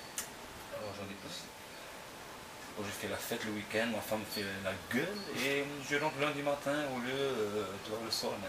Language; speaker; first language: French; non-native, local second language; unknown